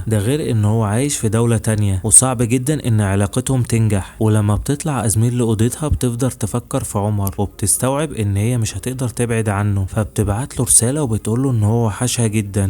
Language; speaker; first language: Arabic; native; Arabic